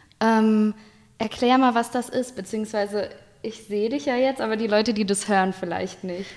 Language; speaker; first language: German; native; German